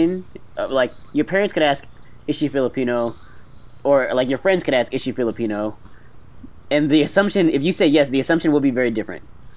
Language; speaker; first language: English; native; English